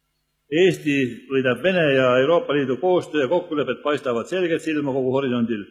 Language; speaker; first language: Estonian; native; Estonian